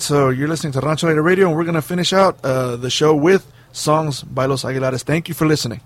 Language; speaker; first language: English; early bilingual, other home language; Spanish